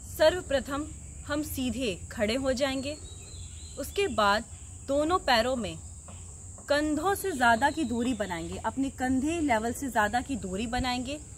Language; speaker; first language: Hindi; native; Hindi